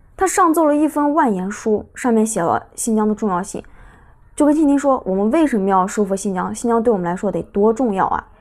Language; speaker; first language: Chinese; native; Chinese